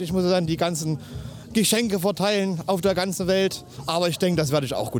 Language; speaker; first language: German; native; German